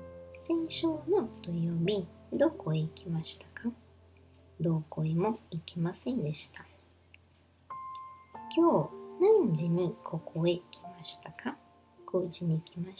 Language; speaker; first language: Japanese; non-native, learner; Portuguese